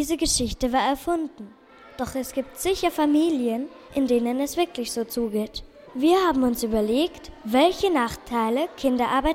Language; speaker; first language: German; native; German